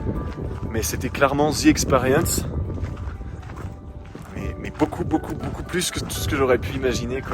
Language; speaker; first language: French; native; French